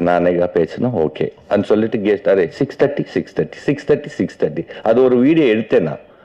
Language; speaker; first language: Tamil; non-native, learner; Telugu